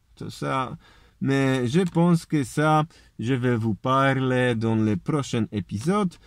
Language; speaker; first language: French; non-native, learner; Polish